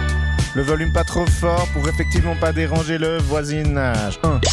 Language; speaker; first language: French; native; French